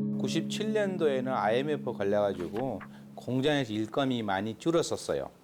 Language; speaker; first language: Korean; non-native, fluent; Nepali